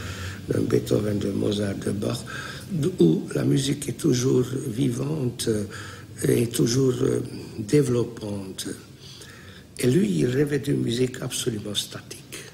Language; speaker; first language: French; non-native, fluent; Hungarian